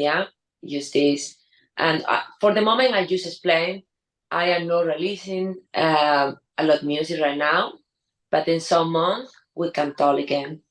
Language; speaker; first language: English; non-native, learner; Spanish